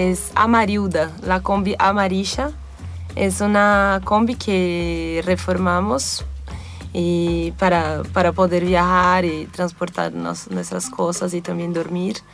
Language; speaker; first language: Spanish; non-native, fluent; Portuguese